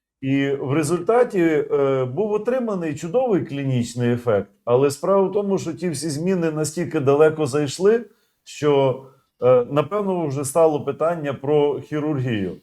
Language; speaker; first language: Ukrainian; native; Ukrainian